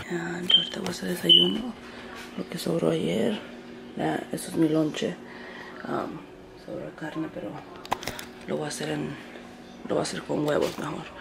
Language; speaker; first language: Spanish; early bilingual, heritage; Spanish